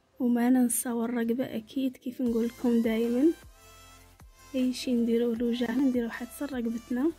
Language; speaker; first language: Arabic; native; Arabic